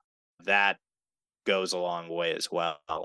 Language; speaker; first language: English; native; English